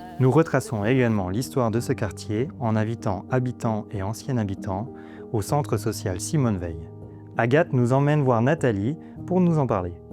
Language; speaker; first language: French; native; French